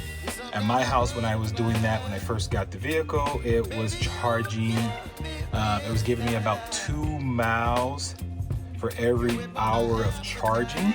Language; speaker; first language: English; native; English